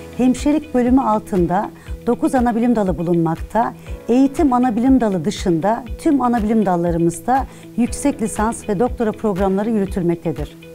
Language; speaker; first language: Turkish; native; Turkish